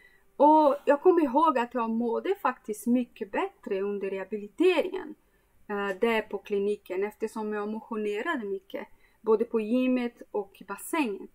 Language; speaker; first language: Swedish; non-native, fluent; Portuguese